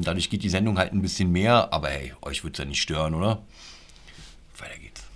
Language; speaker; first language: German; native; German